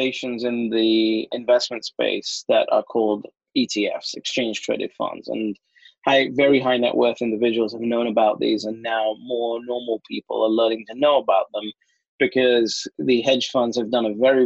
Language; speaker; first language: English; native; English